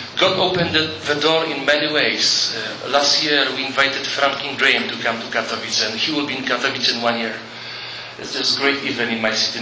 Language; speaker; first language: English; non-native, fluent; Polish